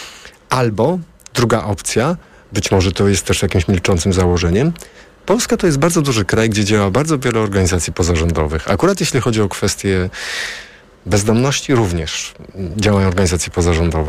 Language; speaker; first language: Polish; native; Polish